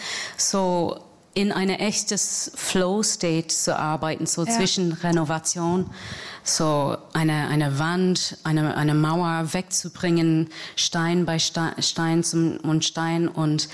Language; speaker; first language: German; non-native, learner; English